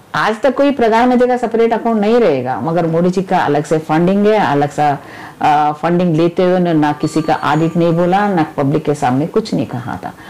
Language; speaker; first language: Hindi; non-native, local second language; Telugu